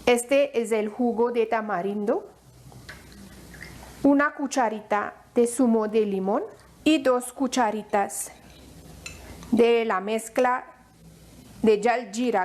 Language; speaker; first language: Spanish; non-native, fluent; Hindi